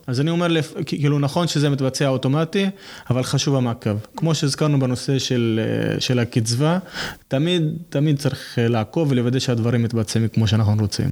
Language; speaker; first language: Hebrew; non-native, local second language; Arabic